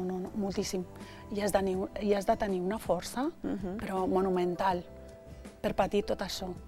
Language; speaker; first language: Catalan; early bilingual, other home language; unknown